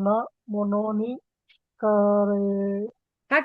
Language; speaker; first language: Japanese; non-native, learner; Indonesian